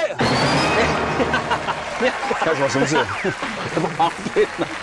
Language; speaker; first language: Chinese; native; Chinese